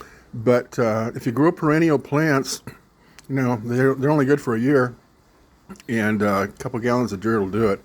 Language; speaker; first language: English; native; English